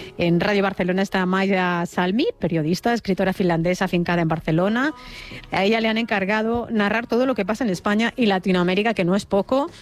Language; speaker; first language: Spanish; native; Spanish